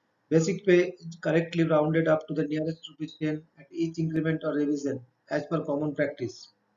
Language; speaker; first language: English; non-native, local second language; Bangla